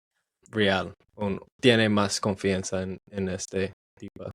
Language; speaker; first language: Spanish; non-native, learner; English